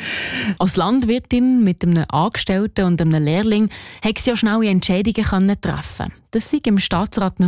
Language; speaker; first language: German; native; German